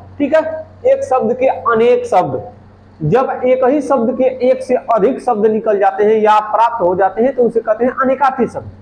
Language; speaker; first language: Hindi; native; Hindi